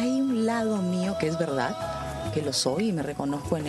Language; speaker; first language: Spanish; native; Spanish